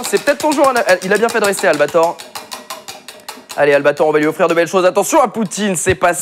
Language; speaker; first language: French; native; French